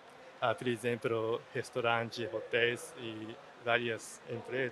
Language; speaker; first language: Portuguese; non-native, learner; Japanese